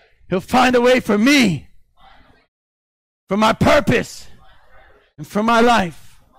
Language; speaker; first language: English; native; English